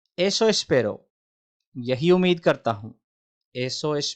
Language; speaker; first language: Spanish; non-native, fluent; Urdu